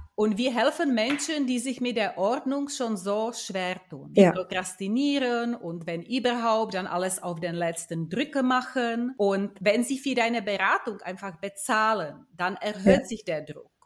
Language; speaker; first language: German; non-native, fluent; Czech